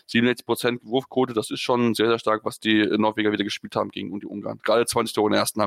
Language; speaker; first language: German; native; German